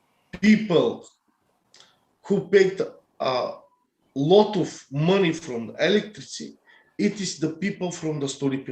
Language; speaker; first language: English; non-native, learner; Bulgarian